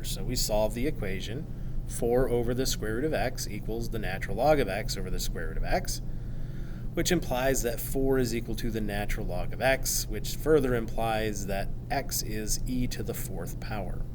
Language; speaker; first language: English; native; English